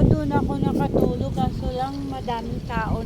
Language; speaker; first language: Filipino; non-native, local second language; Hiligaynon